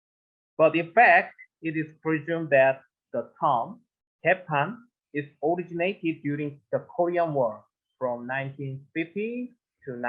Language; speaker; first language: English; non-native, learner; Korean